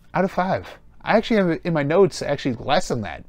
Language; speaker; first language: English; native; English